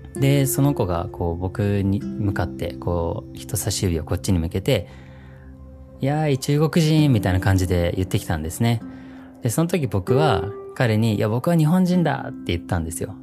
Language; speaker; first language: Japanese; early bilingual, heritage; Japanese